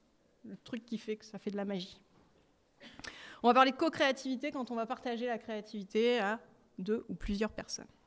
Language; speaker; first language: French; native; French